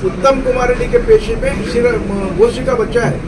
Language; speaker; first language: Hindi; non-native, local second language; Telugu